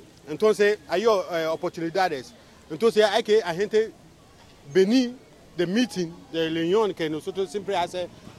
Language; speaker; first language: Spanish; non-native, learner; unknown